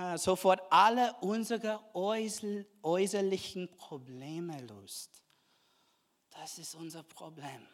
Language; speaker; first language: German; non-native, fluent; English